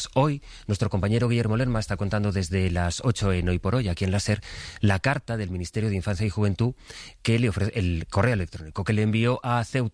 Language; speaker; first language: Spanish; native; Spanish